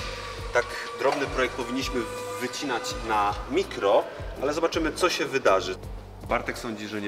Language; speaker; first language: Polish; native; Polish